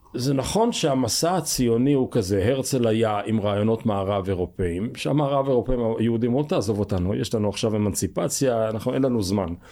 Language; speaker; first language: Hebrew; native; Hebrew